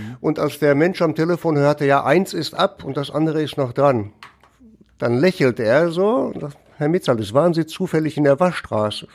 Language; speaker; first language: German; early bilingual, other home language; Greek